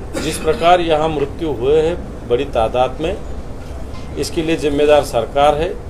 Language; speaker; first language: Hindi; non-native, local second language; Marathi